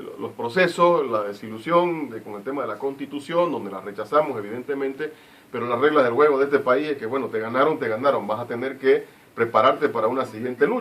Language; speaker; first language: Spanish; native; Spanish